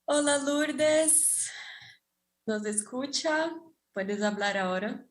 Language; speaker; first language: Spanish; non-native, fluent; Portuguese